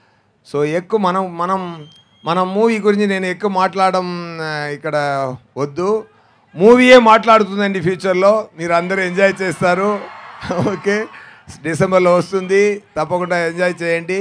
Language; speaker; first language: Telugu; non-native, fluent; Tamil